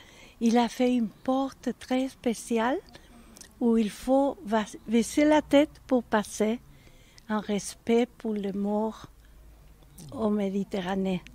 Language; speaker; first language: French; non-native, fluent; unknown